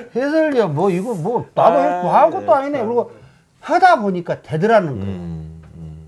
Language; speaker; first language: Korean; native; Korean